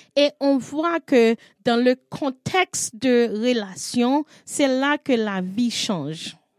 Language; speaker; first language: French; non-native, learner; English